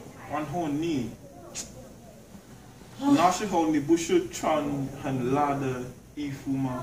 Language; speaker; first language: Chinese; non-native, learner; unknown